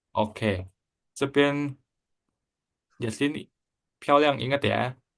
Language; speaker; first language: Chinese; non-native, fluent; Indonesian